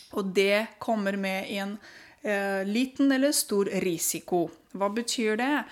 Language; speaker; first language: Norwegian; non-native, fluent; Romanian